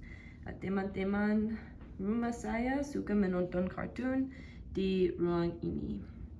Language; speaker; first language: Indonesian; non-native, learner; English